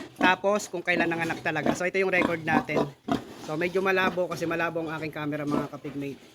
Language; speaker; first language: Filipino; native; Filipino